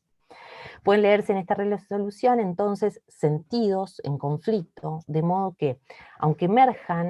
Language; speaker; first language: Spanish; native; Spanish